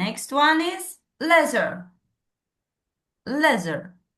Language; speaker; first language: English; non-native, fluent; Kazakh